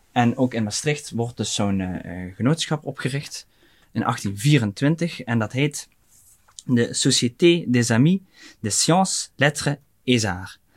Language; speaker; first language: Dutch; native; Dutch